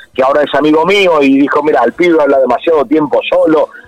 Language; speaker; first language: Spanish; native; Spanish